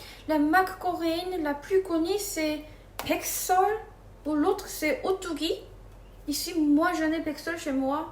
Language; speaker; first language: French; non-native, fluent; Korean